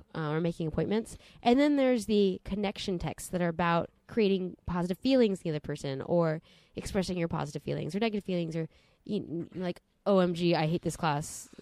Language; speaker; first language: English; native; English